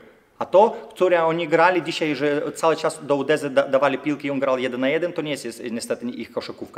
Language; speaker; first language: Polish; non-native, fluent; Lithuanian